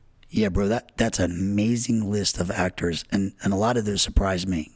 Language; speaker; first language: English; native; English